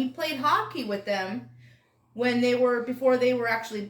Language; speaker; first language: English; native; English